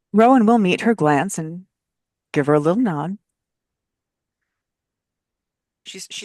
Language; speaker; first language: English; native; English